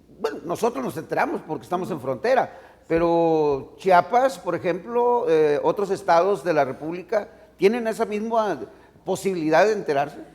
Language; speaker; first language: Spanish; native; Spanish